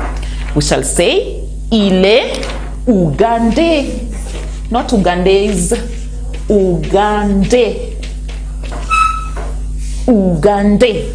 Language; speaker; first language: French; non-native, fluent; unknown